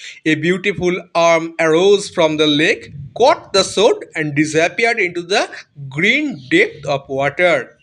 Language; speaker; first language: English; non-native, local second language; Bangla